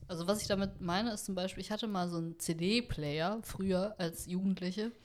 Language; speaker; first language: German; early bilingual, other home language; Vietnamese